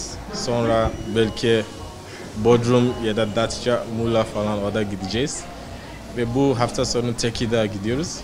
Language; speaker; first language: Turkish; non-native, learner; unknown